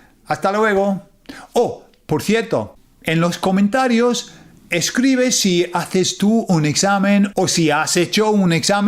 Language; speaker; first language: Spanish; non-native, fluent; English